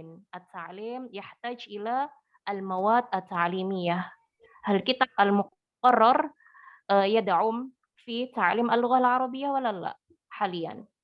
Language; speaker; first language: Arabic; non-native, fluent; Indonesian